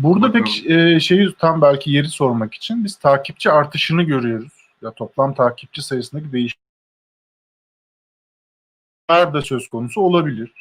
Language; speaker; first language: Turkish; native; Turkish